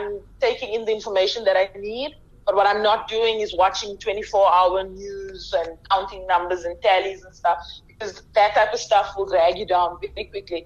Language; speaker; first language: English; native; English